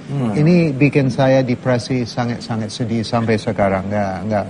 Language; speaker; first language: Indonesian; non-native, learner; English